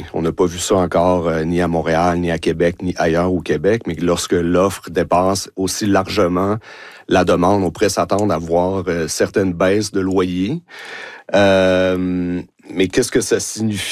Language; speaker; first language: French; native; French